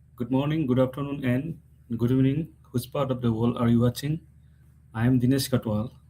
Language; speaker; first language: English; non-native, local second language; Nepali